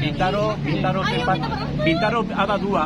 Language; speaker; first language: Indonesian; non-native, fluent; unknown